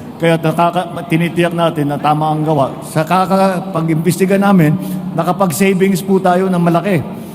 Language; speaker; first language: Filipino; native; Filipino